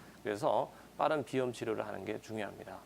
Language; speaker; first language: Korean; native; Korean